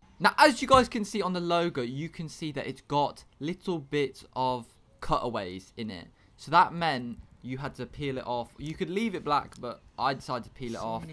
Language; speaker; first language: English; native; English